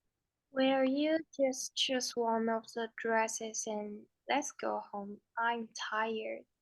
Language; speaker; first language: English; non-native, learner; Chinese